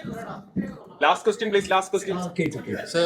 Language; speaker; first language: Malayalam; native; Malayalam